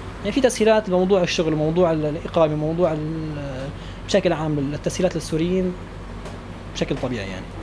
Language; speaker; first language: Arabic; native; Arabic